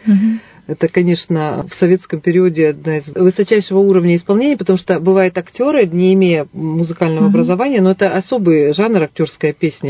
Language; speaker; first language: Russian; native; Russian